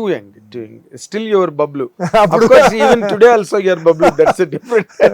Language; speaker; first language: Telugu; native; Telugu